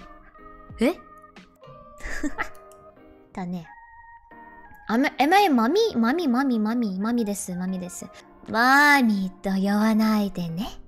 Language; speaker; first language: Japanese; non-native, learner; Russian